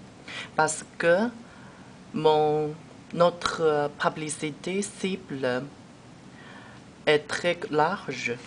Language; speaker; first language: French; non-native, learner; Chinese